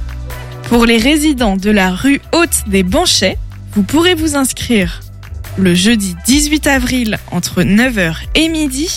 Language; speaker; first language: French; native; French